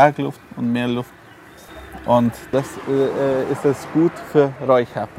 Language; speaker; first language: German; non-native, learner; Albanian